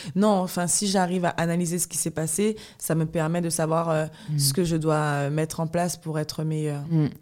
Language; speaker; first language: French; native; French